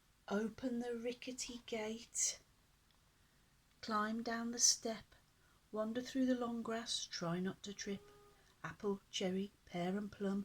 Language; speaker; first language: English; native; English